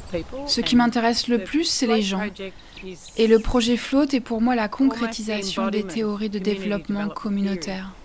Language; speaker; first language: French; native; French